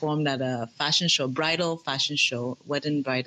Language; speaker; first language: English; non-native, local second language; Yoruba